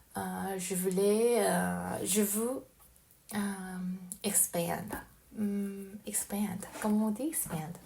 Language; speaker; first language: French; non-native, learner; Japanese